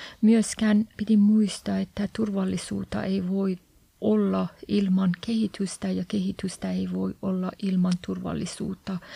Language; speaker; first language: Finnish; non-native, fluent; Persian